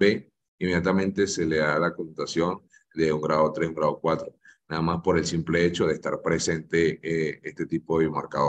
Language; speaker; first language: Spanish; native; Spanish